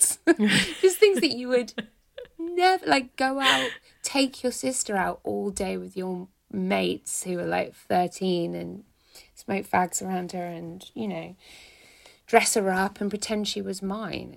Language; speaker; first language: English; native; English